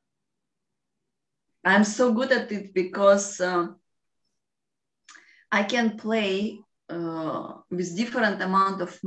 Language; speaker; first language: English; non-native, fluent; Russian